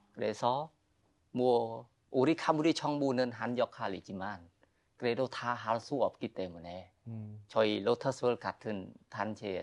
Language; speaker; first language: Korean; non-native, fluent; Khmer